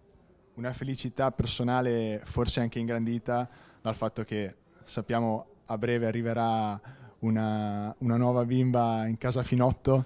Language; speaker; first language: Italian; native; Italian